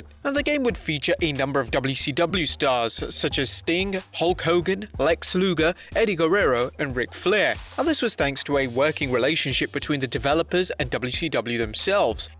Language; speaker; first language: English; native; English